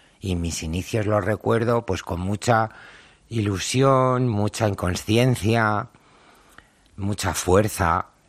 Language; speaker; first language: Spanish; native; Spanish